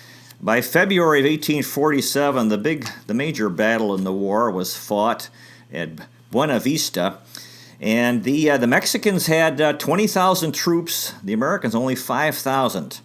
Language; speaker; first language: English; native; English